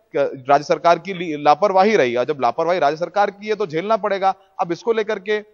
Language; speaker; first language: Hindi; native; Hindi